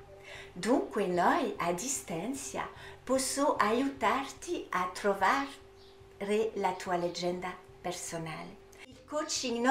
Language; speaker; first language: Italian; early bilingual, heritage; French